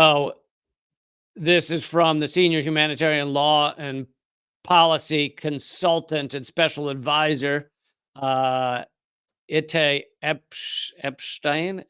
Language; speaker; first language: English; native; English